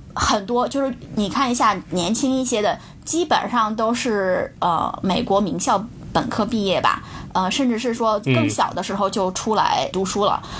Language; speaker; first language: Chinese; native; Chinese